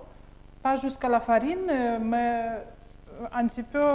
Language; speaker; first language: French; non-native, learner; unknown